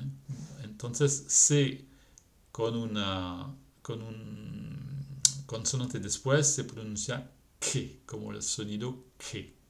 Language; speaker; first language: Spanish; non-native, fluent; French